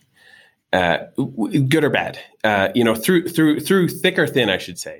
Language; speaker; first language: English; native; English